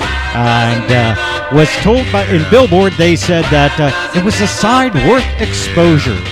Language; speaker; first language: English; native; English